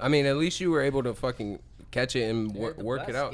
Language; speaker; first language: English; native; English